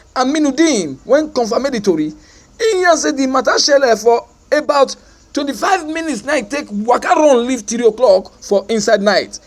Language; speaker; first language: Nigerian Pidgin; native; Nigerian Pidgin